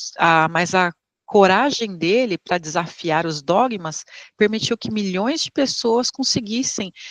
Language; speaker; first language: Portuguese; native; Portuguese